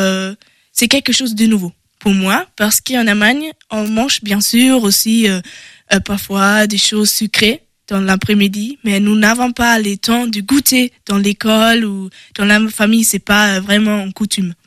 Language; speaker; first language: French; non-native, learner; German